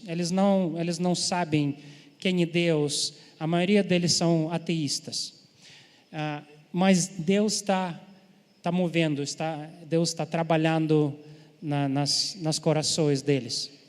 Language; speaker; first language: Portuguese; non-native, fluent; Ukrainian